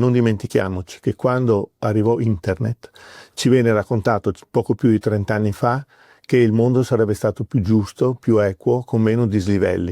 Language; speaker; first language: Italian; native; Italian